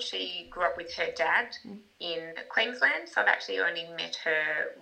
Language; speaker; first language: English; native; English